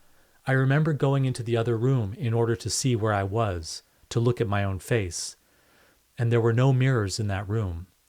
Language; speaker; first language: English; native; English